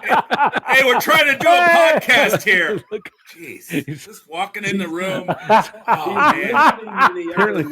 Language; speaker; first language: English; native; English